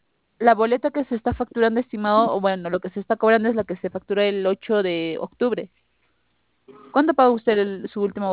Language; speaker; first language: Spanish; native; Spanish